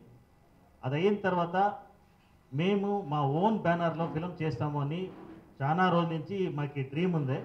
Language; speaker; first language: Telugu; non-native, fluent; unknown